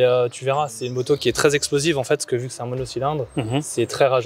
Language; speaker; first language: French; native; French